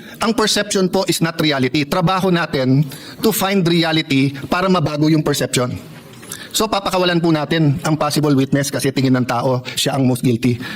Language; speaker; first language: Filipino; native; Filipino